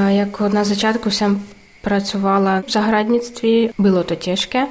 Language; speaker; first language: Czech; non-native, local second language; Ukrainian